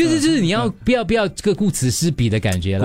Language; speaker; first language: Chinese; native; Chinese